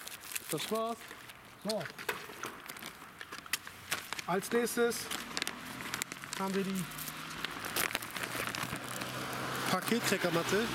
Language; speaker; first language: German; native; German